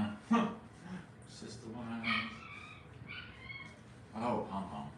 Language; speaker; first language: English; native; English